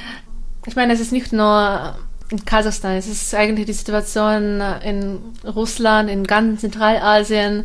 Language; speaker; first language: German; non-native, fluent; Russian